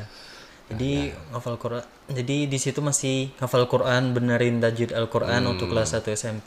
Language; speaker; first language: Indonesian; native; Indonesian